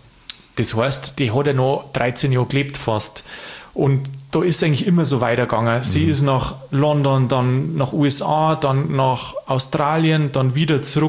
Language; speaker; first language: German; native; German